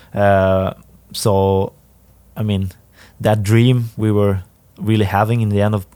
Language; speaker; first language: English; non-native, fluent; Swedish